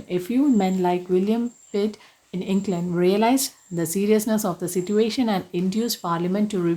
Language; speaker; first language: English; non-native, local second language; Malayalam